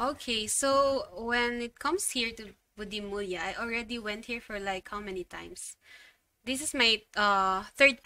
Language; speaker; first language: English; non-native, local second language; Filipino